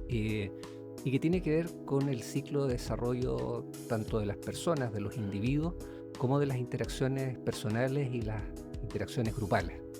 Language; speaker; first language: Spanish; native; Spanish